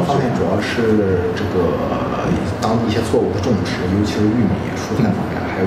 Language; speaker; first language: Chinese; native; Chinese